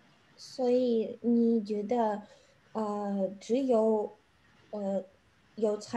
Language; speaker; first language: Chinese; non-native, learner; Russian